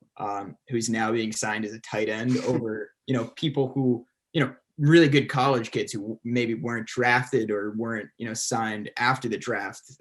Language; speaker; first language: English; native; English